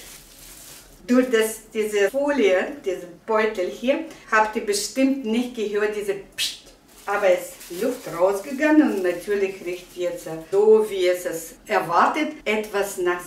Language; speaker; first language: German; non-native, fluent; Russian